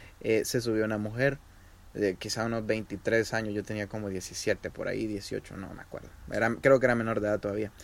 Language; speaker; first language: Spanish; native; Spanish